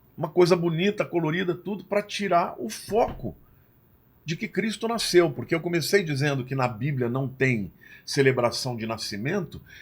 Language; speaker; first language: Portuguese; native; Portuguese